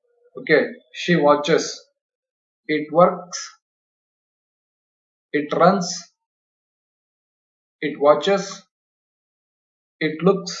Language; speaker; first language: English; non-native, local second language; Kannada